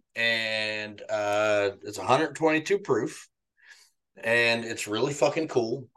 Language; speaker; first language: English; native; English